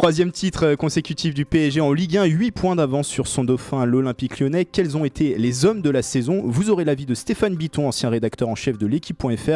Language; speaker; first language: French; native; French